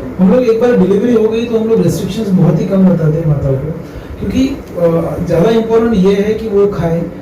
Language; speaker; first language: Hindi; non-native, local second language; Marathi